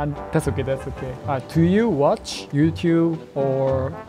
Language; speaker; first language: English; non-native, learner; Korean